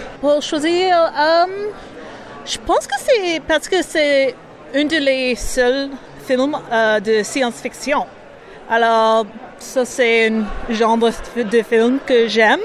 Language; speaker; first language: French; non-native, learner; English